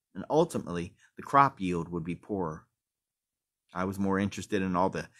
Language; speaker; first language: English; native; English